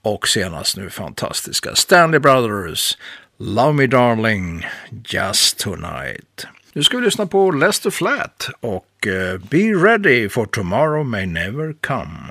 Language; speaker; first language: Swedish; native; Swedish